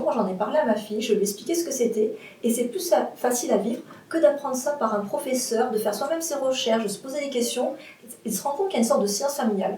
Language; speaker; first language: French; native; French